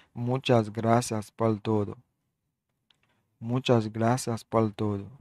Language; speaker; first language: Spanish; non-native, learner; Haitian Creole